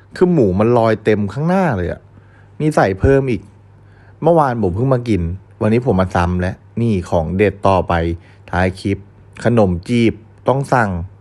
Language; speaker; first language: Thai; native; Thai